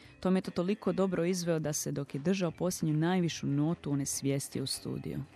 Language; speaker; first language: Croatian; native; Croatian